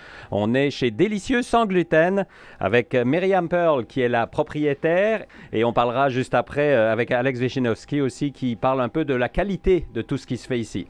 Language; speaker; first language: French; native; French